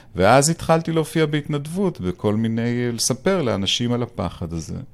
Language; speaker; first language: Hebrew; native; Hebrew